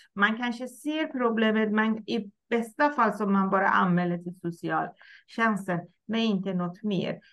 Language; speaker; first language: Swedish; non-native, fluent; Persian